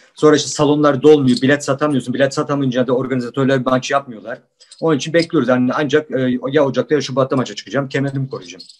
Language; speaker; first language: Turkish; early bilingual, heritage; Turkish